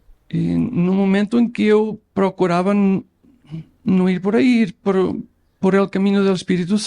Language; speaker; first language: Spanish; non-native, learner; Portuguese